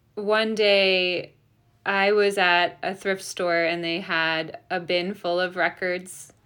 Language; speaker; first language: English; native; English